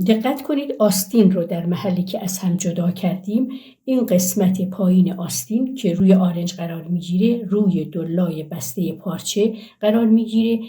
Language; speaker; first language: Persian; native; Persian